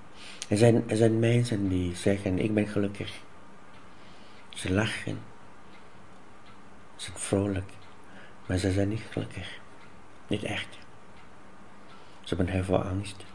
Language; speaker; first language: Dutch; non-native, fluent; Vietnamese